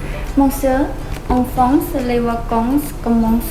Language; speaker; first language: French; non-native, learner; Thai